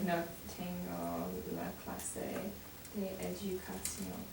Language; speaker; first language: Spanish; non-native, learner; English